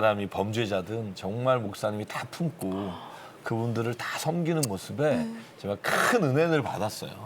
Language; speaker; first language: Korean; native; Korean